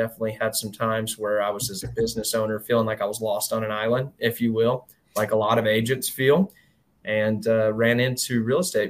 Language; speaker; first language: English; native; English